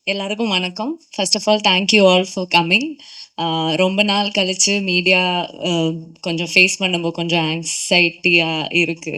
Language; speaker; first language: Tamil; non-native, local second language; Malayalam